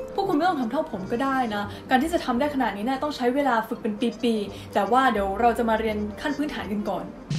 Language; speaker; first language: Thai; native; Thai